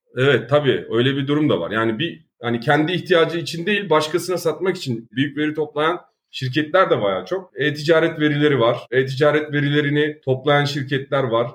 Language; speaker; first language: Turkish; native; Turkish